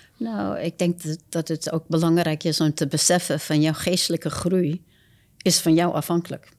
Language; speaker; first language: Dutch; non-native, fluent; English